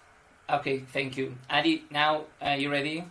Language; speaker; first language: English; non-native, fluent; Persian